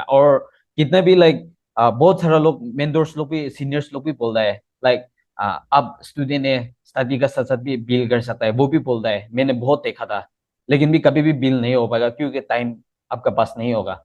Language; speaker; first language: Hindi; non-native, local second language; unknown